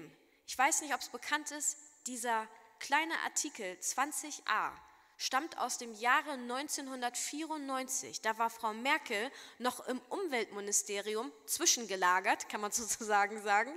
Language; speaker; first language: German; native; German